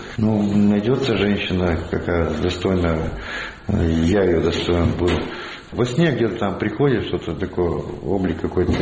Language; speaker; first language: Russian; native; Russian